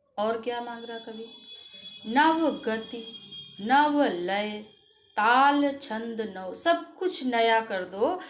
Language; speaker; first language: Hindi; native; Hindi